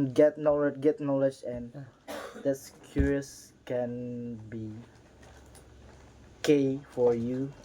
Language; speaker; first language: English; non-native, learner; Indonesian